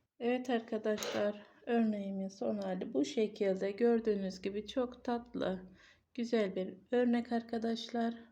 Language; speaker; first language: Turkish; native; Turkish